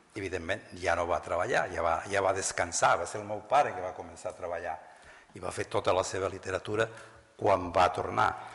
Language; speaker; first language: Catalan; native; Catalan